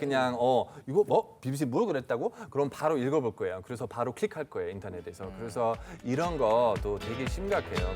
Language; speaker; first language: Korean; non-native, fluent; German